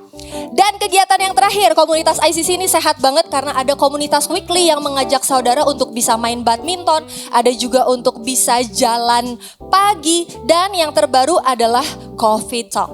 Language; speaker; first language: Indonesian; native; Indonesian